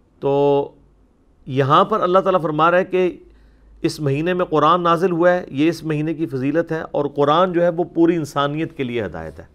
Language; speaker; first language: Urdu; native; Urdu